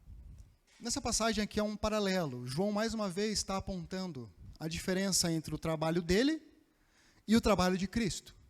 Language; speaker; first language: Portuguese; native; Portuguese